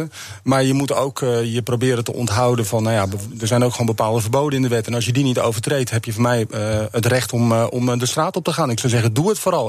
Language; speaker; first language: Dutch; native; Dutch